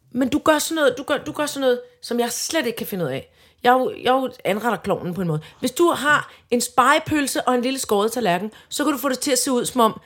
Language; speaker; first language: Danish; native; Danish